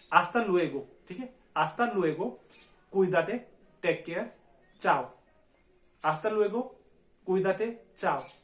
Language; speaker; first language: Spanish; non-native, fluent; Hindi